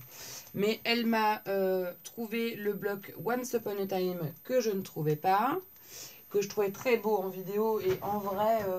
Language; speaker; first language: French; native; French